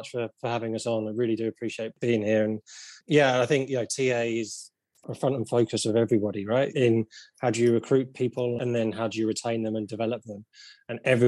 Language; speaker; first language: English; native; English